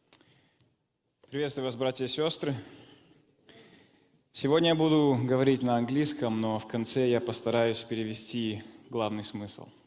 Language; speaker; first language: Russian; early bilingual, heritage; Russian